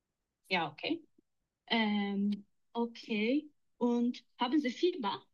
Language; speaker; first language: German; non-native, learner; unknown